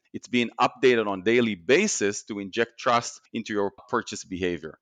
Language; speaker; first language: English; non-native, fluent; Hebrew